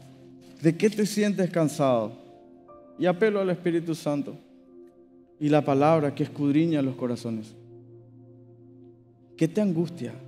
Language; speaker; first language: Spanish; native; Spanish